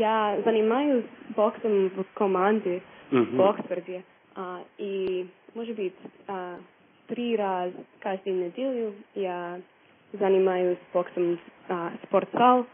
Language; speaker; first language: Russian; non-native, learner; English